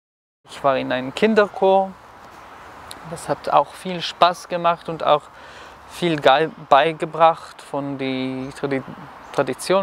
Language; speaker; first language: German; non-native, fluent; Hebrew